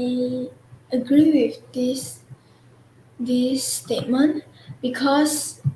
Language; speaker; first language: English; non-native, local second language; Chinese